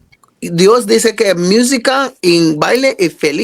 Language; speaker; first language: Spanish; non-native, learner; English